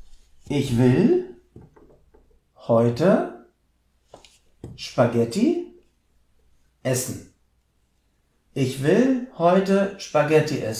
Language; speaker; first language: German; non-native, fluent; English